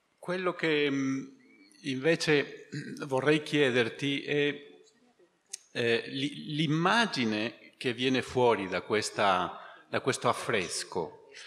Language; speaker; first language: Italian; native; Italian